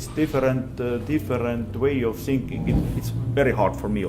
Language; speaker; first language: English; non-native, fluent; Estonian